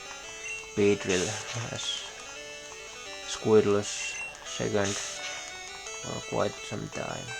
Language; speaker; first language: English; non-native, fluent; Finnish